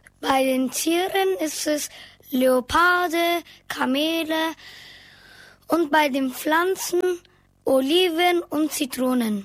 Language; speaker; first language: German; early bilingual, other home language; Turkish